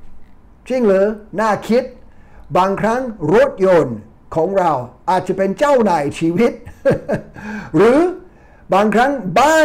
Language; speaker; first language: Thai; non-native, fluent; English